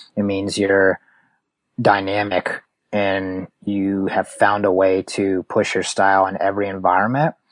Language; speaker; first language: English; native; English